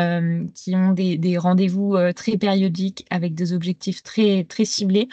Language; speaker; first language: French; native; French